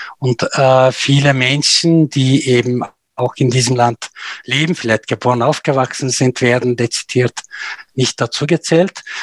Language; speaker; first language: German; non-native, fluent; Turkish